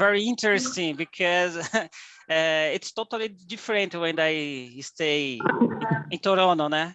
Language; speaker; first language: English; non-native, learner; Portuguese